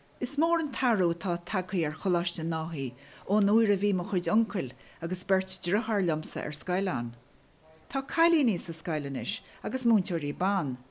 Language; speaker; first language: Irish; non-native, local second language; English